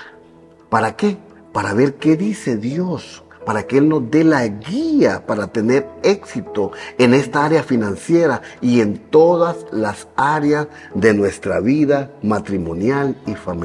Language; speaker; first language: Spanish; native; Spanish